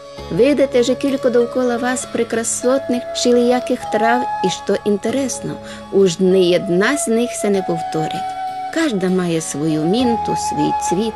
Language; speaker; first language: Ukrainian; native; Ukrainian